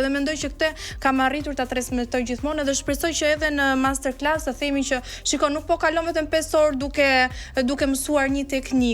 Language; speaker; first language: Albanian; native; Albanian